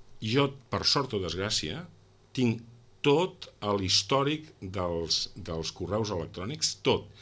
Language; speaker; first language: Catalan; non-native, local second language; Spanish